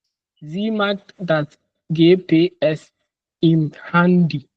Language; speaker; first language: German; non-native, learner; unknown